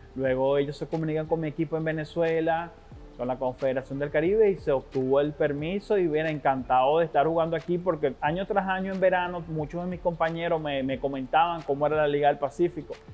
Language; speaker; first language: Spanish; native; Spanish